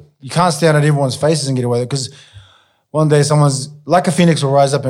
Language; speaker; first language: English; native; English